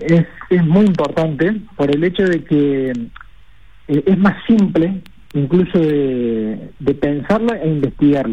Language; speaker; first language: Spanish; native; Spanish